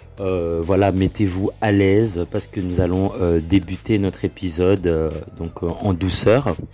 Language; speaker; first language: French; early bilingual, other home language; Lingala